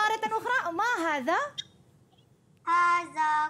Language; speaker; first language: Arabic; non-native, learner; Malay